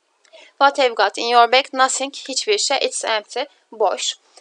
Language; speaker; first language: English; non-native, fluent; Turkish